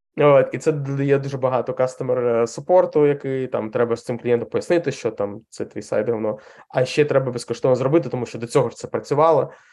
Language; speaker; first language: Ukrainian; non-native, local second language; Russian